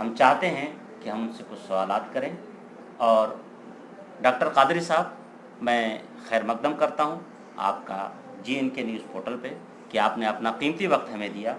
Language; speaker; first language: Urdu; native; Urdu